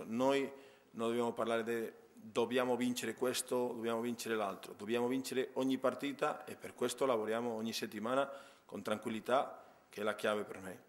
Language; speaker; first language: Italian; non-native, fluent; Spanish